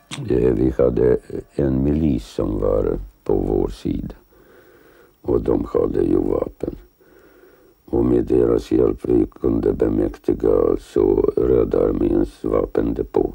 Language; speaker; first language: Swedish; non-native, fluent; Lithuanian